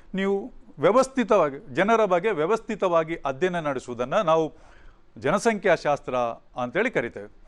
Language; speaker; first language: Kannada; native; Kannada